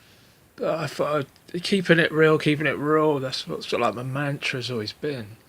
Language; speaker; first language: English; native; English